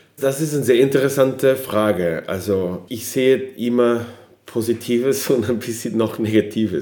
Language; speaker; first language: German; non-native, fluent; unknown